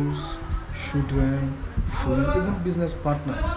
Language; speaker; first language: English; non-native, local second language; Yoruba